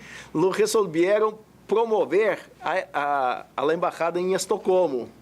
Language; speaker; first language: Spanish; non-native, fluent; Portuguese